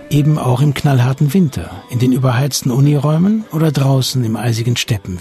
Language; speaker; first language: German; native; German